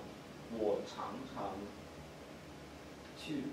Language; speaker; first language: Chinese; non-native, learner; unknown